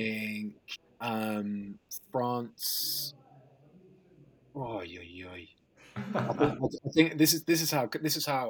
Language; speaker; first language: English; native; English